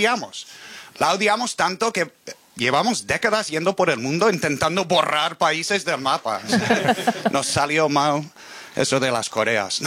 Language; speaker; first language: Spanish; non-native, fluent; English